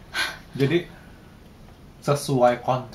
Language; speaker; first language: Indonesian; native; Indonesian